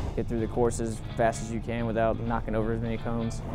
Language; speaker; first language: English; native; English